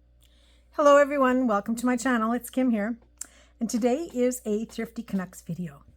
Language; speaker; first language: English; native; English